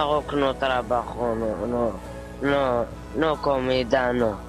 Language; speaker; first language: Spanish; non-native, learner; Arabic